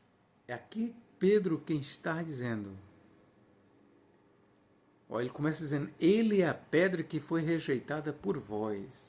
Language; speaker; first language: Portuguese; native; Portuguese